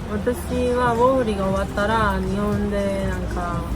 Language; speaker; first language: Japanese; non-native, fluent; Korean